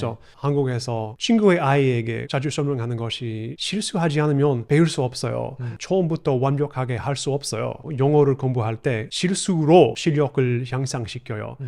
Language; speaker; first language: Korean; non-native, fluent; English